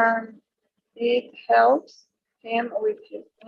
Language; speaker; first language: English; non-native, learner; Spanish